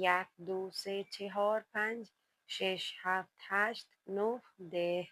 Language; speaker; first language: Persian; non-native, fluent; Urdu